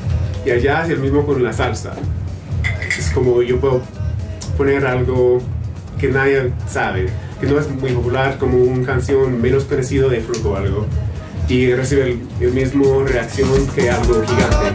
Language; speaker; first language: Spanish; non-native, fluent; English